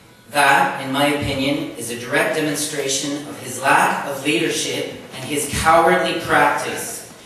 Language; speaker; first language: English; non-native, local second language; French